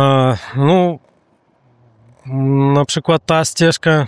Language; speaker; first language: Polish; non-native, learner; Russian